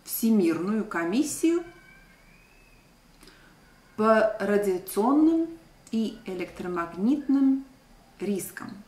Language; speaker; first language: Russian; non-native, local second language; Latvian